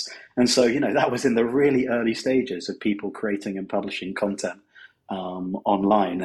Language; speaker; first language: English; native; English